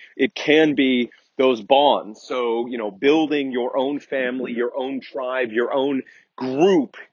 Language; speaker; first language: English; native; English